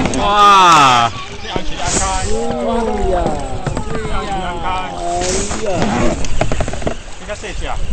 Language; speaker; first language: Chinese; native; Chinese